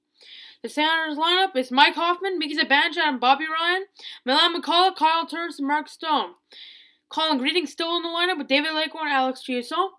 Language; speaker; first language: English; native; English